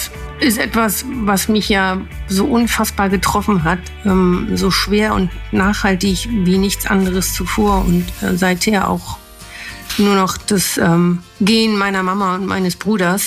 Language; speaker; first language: German; native; German